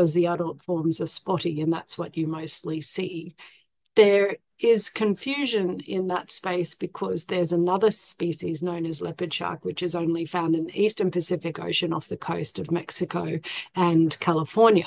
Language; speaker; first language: English; native; English